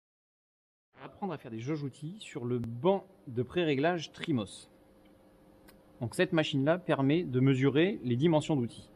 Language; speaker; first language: French; native; French